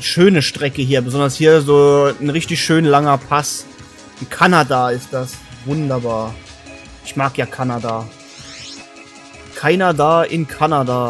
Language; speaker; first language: German; native; German